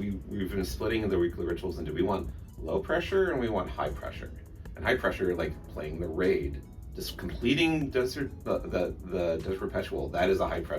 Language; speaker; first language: English; native; English